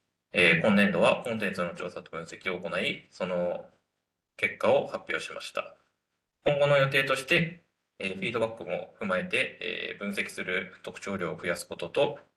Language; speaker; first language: Japanese; native; Japanese